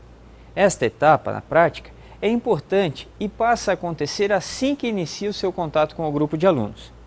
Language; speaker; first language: Portuguese; native; Portuguese